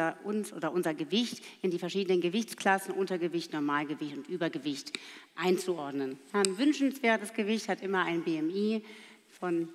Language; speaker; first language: German; native; German